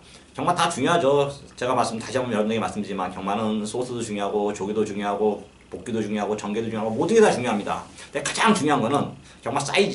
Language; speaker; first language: Korean; native; Korean